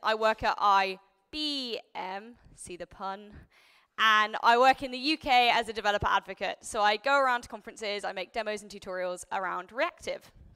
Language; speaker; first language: English; native; English